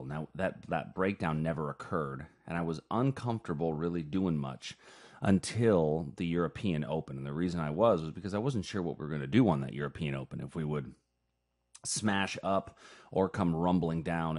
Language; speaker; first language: English; native; English